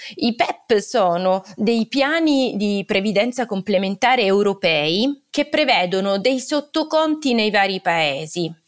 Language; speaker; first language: Italian; native; Italian